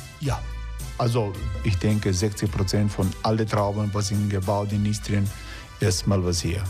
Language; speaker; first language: German; non-native, fluent; Croatian